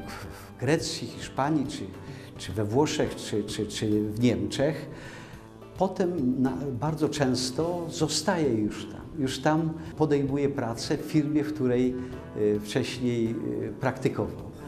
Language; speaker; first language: Polish; native; Polish